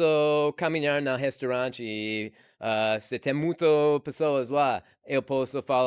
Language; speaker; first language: Portuguese; non-native, learner; English